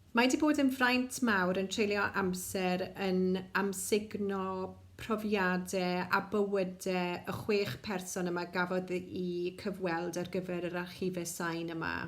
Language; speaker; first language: Welsh; native; Welsh